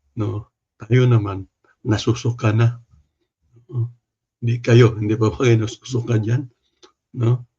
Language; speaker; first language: Filipino; non-native, local second language; Cebuano